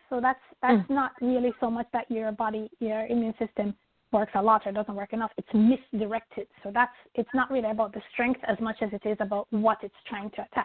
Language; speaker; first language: English; native; English